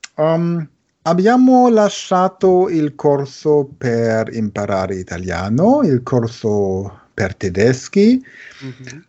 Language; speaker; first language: Italian; non-native, learner; German